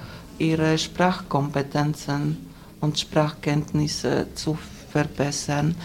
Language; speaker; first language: German; non-native, fluent; Slovak